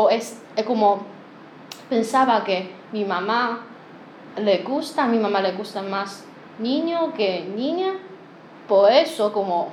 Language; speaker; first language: Spanish; non-native, learner; Chinese